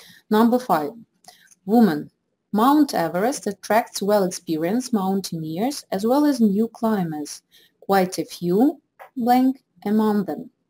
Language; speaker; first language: English; non-native, fluent; Russian